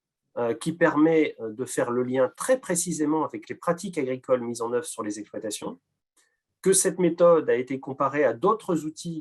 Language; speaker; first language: French; native; French